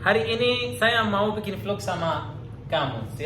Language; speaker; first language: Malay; non-native, learner; Arabic